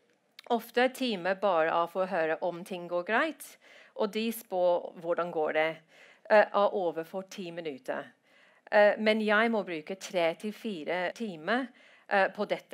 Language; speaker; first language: Norwegian; non-native, fluent; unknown